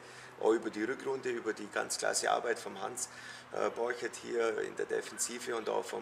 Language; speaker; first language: German; native; German